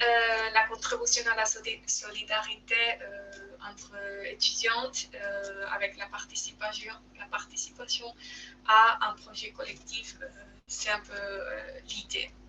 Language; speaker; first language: French; non-native, learner; Spanish